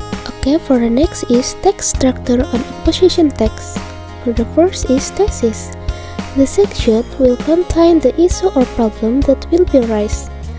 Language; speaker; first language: English; non-native, learner; Indonesian